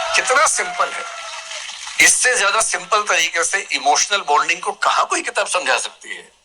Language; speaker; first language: Hindi; native; Hindi